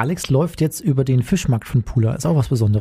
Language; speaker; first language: German; native; German